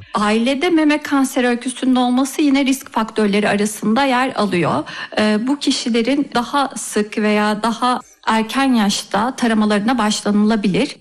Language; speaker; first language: Turkish; native; Turkish